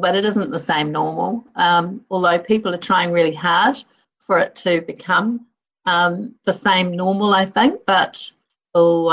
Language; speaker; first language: English; native; English